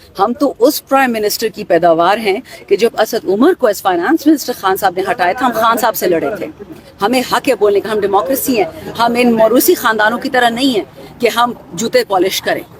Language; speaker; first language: Urdu; non-native, local second language; Pashto